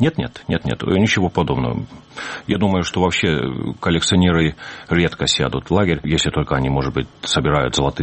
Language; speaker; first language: Russian; native; Russian